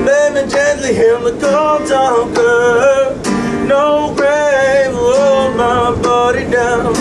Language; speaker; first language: English; non-native, fluent; Spanish